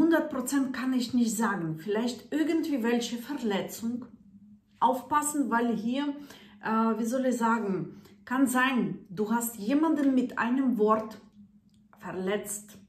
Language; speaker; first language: German; non-native, fluent; Russian